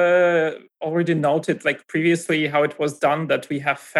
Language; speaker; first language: English; non-native, fluent; Russian